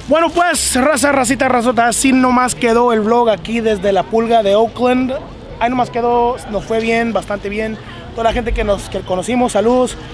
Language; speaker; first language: Spanish; early bilingual, heritage; Spanish